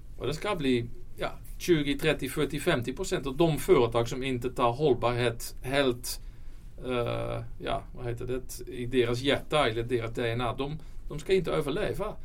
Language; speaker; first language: Swedish; non-native, fluent; Dutch